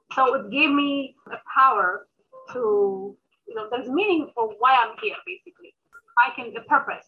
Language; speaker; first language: English; early bilingual, other home language; Amharic